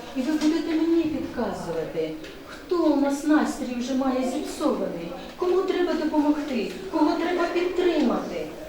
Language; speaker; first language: Ukrainian; native; Ukrainian